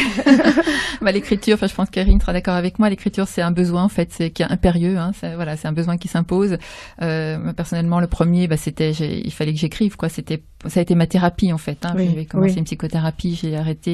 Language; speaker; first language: French; native; French